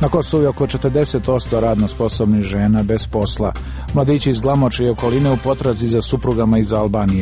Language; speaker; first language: Serbian; native; Serbian